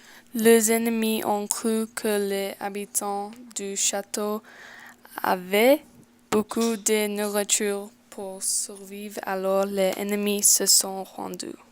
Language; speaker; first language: French; non-native, learner; English